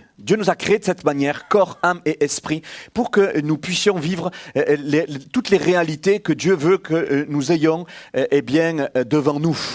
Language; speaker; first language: French; native; French